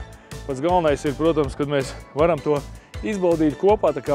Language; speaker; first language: Latvian; native; Latvian